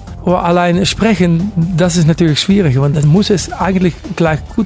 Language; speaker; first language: German; non-native, learner; Dutch